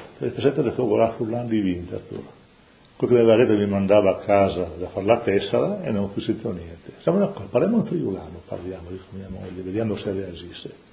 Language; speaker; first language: Italian; non-native, local second language; Friulian